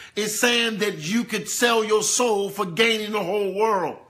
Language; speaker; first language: English; native; English